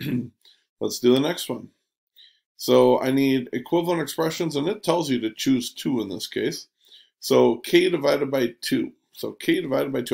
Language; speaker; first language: English; native; English